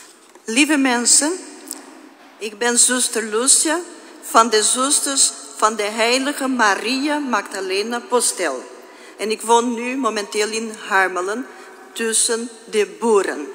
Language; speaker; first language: Dutch; non-native, fluent; Portuguese